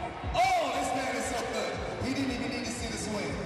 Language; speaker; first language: English; native; English